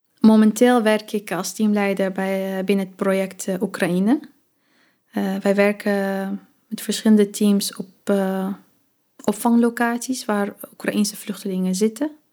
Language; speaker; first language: Dutch; early bilingual, other home language; Arabic